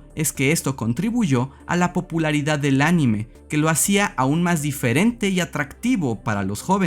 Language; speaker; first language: Spanish; native; Spanish